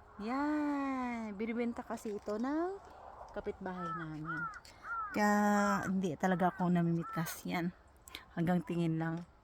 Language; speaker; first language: Filipino; non-native, local second language; Cebuano